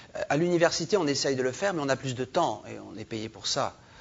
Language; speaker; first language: French; native; French